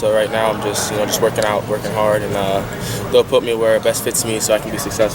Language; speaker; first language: English; native; English